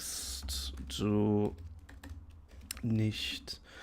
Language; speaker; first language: German; non-native, fluent; English